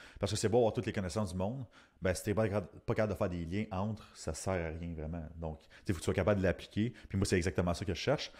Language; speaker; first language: French; native; French